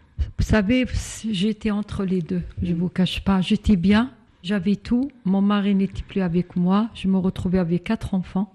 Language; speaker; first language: French; non-native, local second language; Arabic